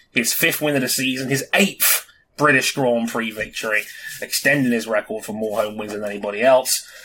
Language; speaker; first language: English; native; English